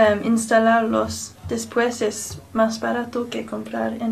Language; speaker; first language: Spanish; non-native, learner; English